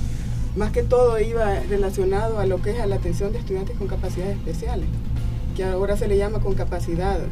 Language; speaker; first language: Spanish; native; Spanish